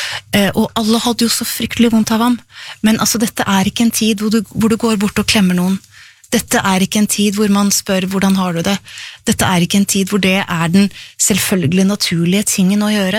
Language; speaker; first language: Norwegian; native; Norwegian